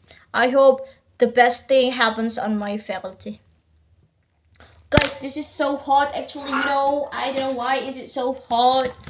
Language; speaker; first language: English; non-native, learner; Indonesian